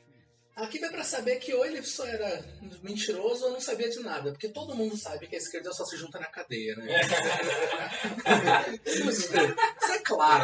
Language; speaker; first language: Portuguese; native; Portuguese